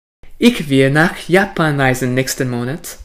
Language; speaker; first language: German; non-native, learner; English